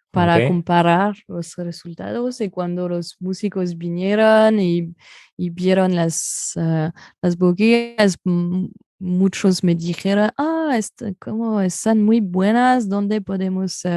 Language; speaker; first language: Spanish; non-native, fluent; French